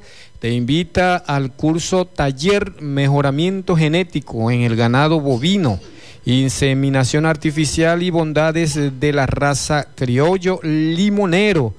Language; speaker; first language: Spanish; native; Spanish